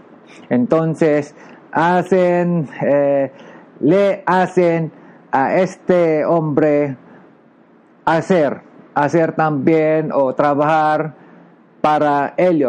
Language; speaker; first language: Spanish; non-native, learner; Filipino